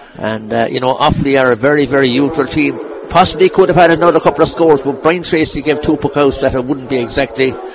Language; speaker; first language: English; native; English